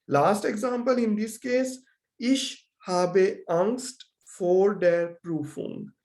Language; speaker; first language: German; non-native, learner; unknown